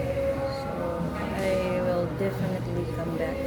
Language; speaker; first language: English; non-native, learner; Filipino